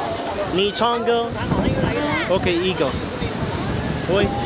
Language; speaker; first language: Chinese; non-native, learner; Central Kurdish